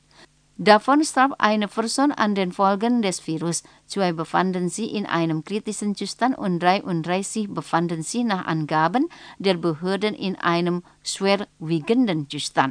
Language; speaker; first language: German; non-native, fluent; Indonesian